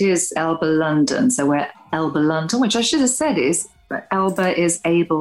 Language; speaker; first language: English; native; English